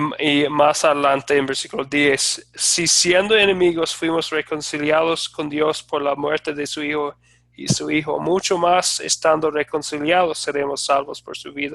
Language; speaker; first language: Spanish; non-native, fluent; English